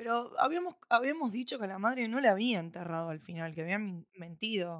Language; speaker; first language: Spanish; native; Spanish